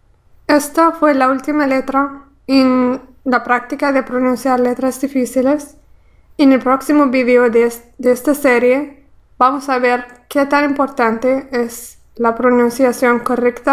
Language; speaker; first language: Spanish; non-native, fluent; Arabic